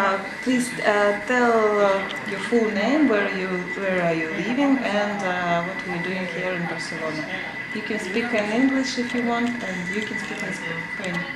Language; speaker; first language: English; non-native, learner; Russian